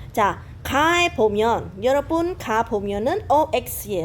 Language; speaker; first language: Korean; non-native, fluent; Khmer